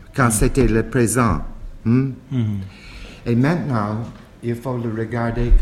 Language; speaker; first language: French; non-native, fluent; English